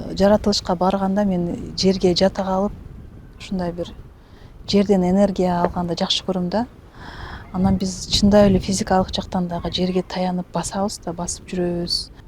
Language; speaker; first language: Kyrgyz; native; Kyrgyz